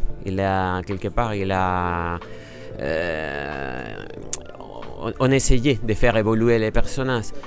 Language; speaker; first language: French; non-native, fluent; Spanish